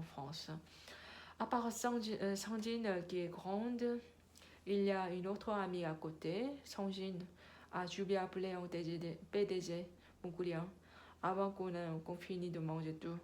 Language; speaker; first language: French; non-native, learner; Korean